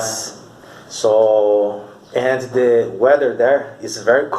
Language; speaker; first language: English; non-native, learner; Portuguese